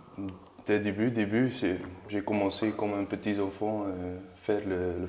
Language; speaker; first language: French; non-native, learner; Dutch